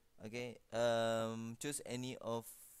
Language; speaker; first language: English; non-native, fluent; Indonesian